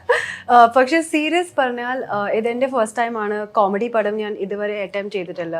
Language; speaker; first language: Malayalam; early bilingual, heritage; Malayalam